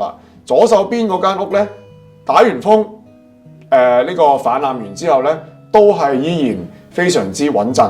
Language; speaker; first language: Cantonese; native; Cantonese